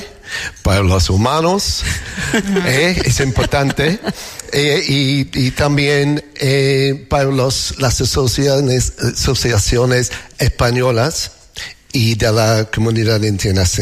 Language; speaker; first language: Spanish; non-native, learner; English